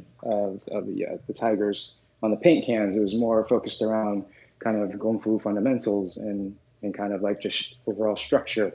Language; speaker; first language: English; native; English